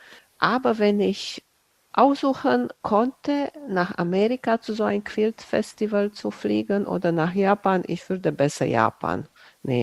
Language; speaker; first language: German; non-native, fluent; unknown